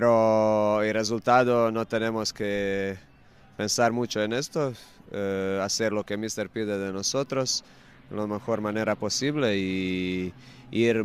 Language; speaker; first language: Spanish; non-native, fluent; Croatian